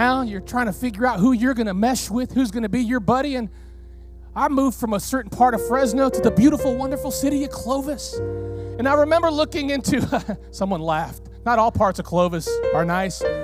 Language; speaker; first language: English; early bilingual, other home language; Spanish